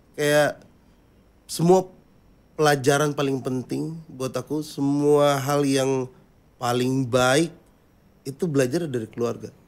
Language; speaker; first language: Indonesian; native; Indonesian